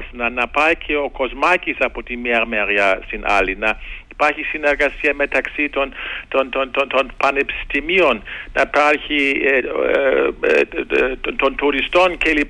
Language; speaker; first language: Greek; non-native, fluent; German